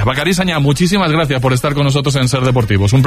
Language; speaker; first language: Spanish; native; Spanish